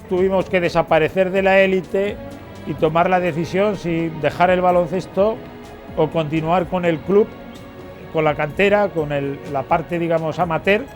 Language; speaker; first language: Spanish; native; Spanish